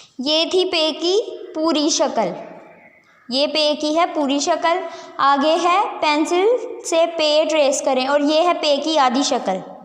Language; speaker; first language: Urdu; non-native, local second language; Punjabi